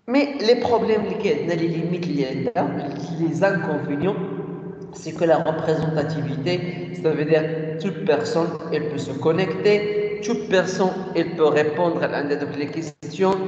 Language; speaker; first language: French; non-native, local second language; Arabic